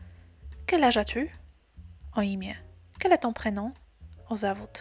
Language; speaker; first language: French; non-native, fluent; Polish